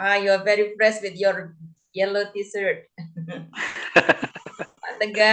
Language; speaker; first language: English; non-native, fluent; Indonesian